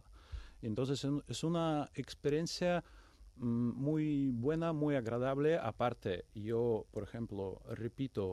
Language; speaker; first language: Spanish; non-native, fluent; Ukrainian